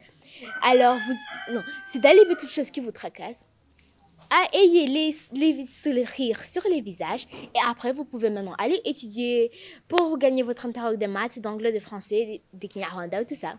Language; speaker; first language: French; non-native, local second language; Kinyarwanda